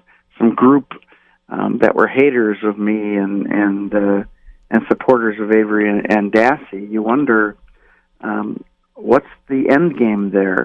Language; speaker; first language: English; native; English